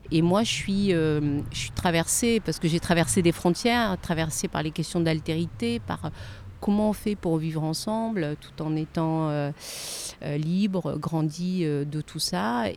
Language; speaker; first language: French; early bilingual, other home language; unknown